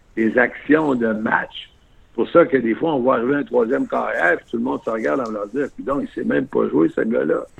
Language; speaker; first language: French; native; French